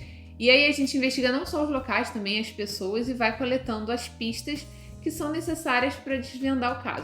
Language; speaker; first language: Portuguese; native; Portuguese